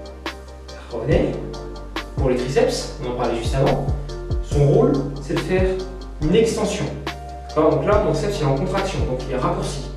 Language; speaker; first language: French; native; French